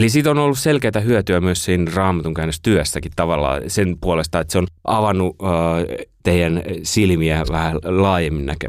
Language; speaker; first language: Finnish; native; Finnish